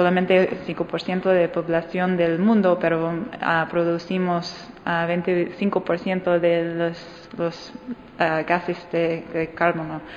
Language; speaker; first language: Spanish; non-native, fluent; English